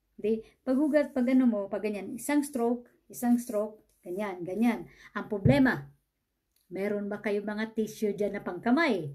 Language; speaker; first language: Filipino; non-native, local second language; Cebuano